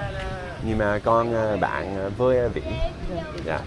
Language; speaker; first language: Vietnamese; non-native, learner; English